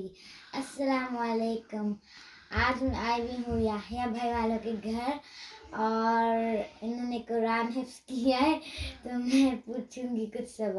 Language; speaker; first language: Hindi; early bilingual, heritage; Hindi